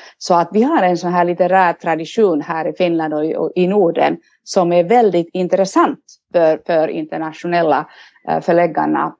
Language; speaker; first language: Swedish; non-native, local second language; Finnish